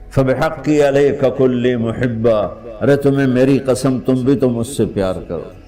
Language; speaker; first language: Urdu; non-native, local second language; Punjabi